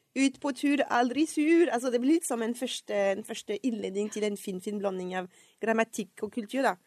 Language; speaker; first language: Norwegian; non-native, fluent; French